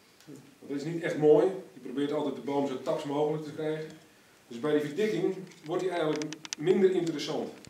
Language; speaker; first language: Dutch; native; Dutch